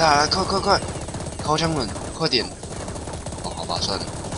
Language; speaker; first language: Chinese; native; Chinese